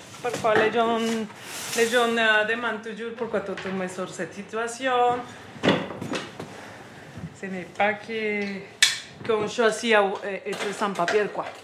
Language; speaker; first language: French; non-native, learner; Spanish